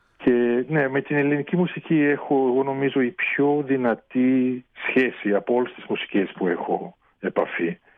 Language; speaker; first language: Greek; early bilingual, heritage; Greek